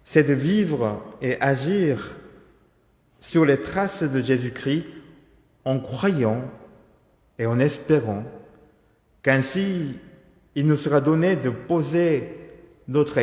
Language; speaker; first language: French; non-native, fluent; Korean